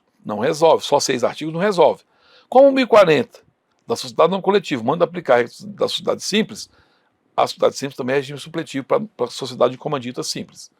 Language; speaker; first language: Portuguese; native; Portuguese